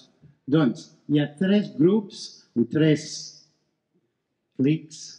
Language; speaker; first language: Catalan; non-native, fluent; English